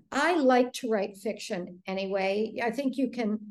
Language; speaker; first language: English; native; English